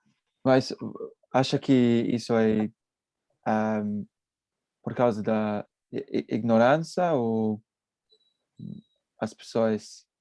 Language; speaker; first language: Portuguese; non-native, learner; English